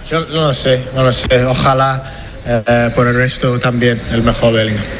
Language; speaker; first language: Spanish; non-native, fluent; English